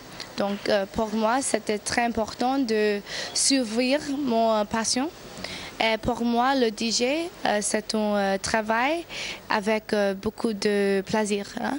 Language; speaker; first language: French; non-native, learner; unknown